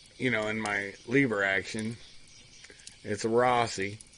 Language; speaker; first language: English; native; English